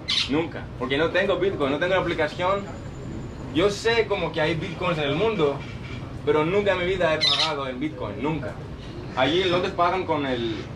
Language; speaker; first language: Spanish; non-native, fluent; Greek